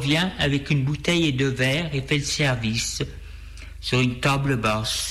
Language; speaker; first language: French; native; French